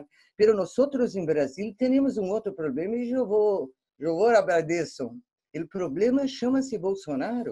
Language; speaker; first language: Spanish; non-native, fluent; Portuguese